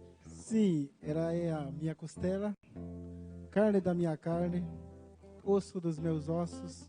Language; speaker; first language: Portuguese; non-native, fluent; Haitian Creole